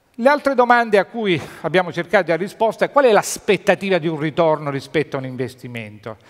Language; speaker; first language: Italian; native; Italian